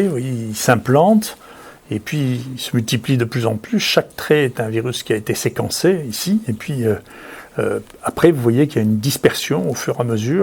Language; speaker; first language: French; native; French